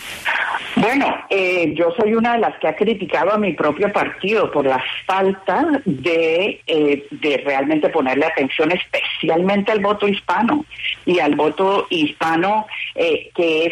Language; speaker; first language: Spanish; native; Spanish